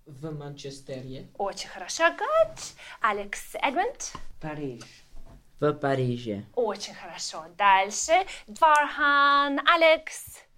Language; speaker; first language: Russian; non-native, fluent; English